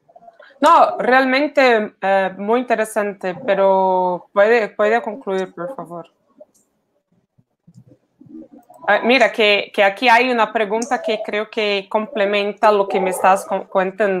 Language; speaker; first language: Spanish; non-native, fluent; Portuguese